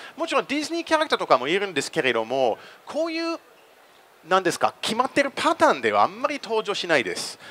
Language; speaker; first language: Japanese; non-native, fluent; English